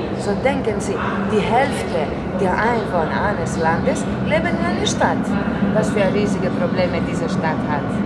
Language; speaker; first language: German; non-native, fluent; Greek